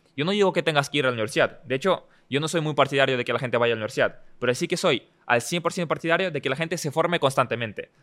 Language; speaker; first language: Spanish; early bilingual, other home language; Russian